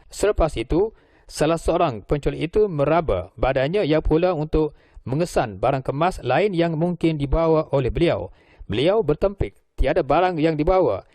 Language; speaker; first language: Malay; native; Malay